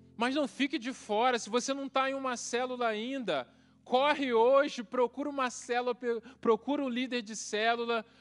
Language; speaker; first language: Portuguese; native; Portuguese